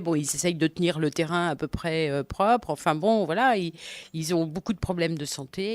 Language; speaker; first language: French; native; French